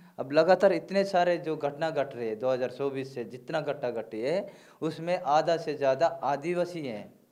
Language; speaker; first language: Hindi; non-native, local second language; Gondi